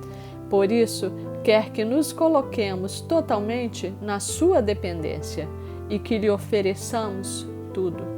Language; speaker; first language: Portuguese; native; Portuguese